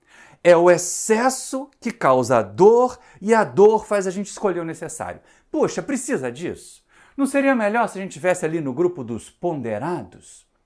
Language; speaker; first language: Portuguese; native; Portuguese